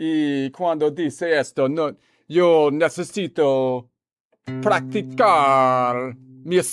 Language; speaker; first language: Spanish; non-native, learner; English